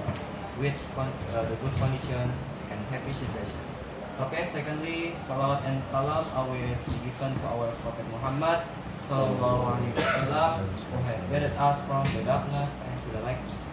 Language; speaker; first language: English; non-native, learner; Indonesian